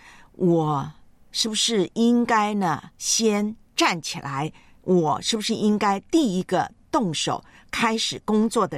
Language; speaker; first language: Chinese; native; Chinese